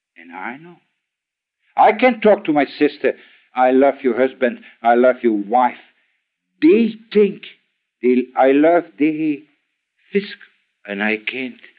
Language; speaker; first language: English; non-native, learner; Dutch